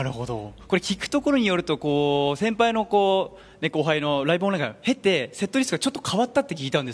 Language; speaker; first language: Japanese; native; Japanese